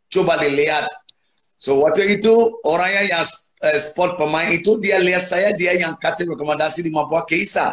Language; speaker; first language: Indonesian; non-native, fluent; English